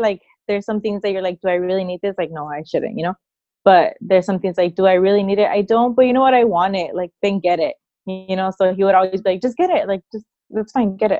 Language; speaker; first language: English; early bilingual, other home language; Spanish